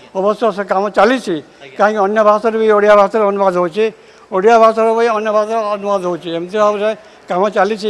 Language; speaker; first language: Odia; non-native, local second language; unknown